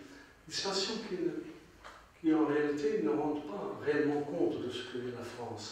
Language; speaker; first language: French; non-native, local second language; Arabic